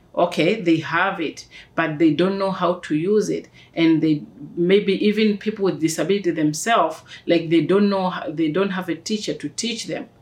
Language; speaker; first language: English; non-native, local second language; Swahili